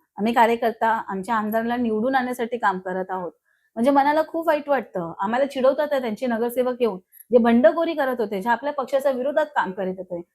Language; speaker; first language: Marathi; non-native, local second language; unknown